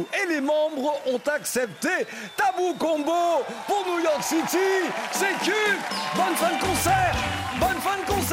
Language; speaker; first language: French; native; French